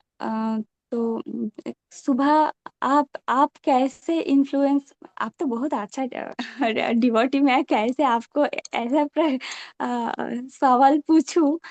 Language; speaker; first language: Hindi; non-native, local second language; Bangla